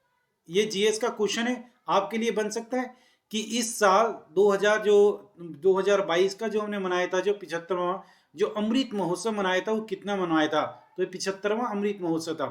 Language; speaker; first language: Hindi; native; Hindi